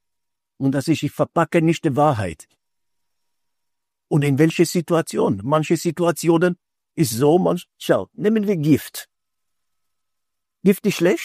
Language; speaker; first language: German; non-native, fluent; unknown